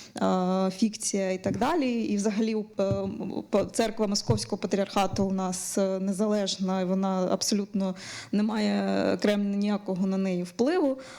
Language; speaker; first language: Ukrainian; native; Ukrainian